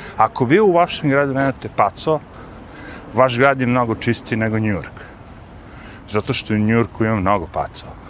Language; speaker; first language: Bosnian; native; Bosnian